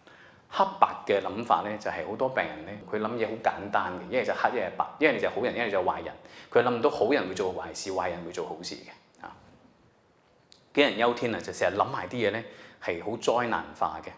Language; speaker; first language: Cantonese; native; Cantonese